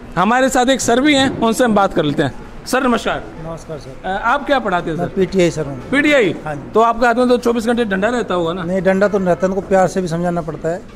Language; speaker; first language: Hindi; native; Hindi